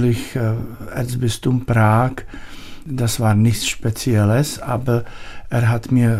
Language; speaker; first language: German; non-native, learner; Czech